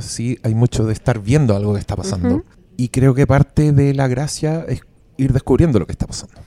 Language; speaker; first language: Spanish; native; Spanish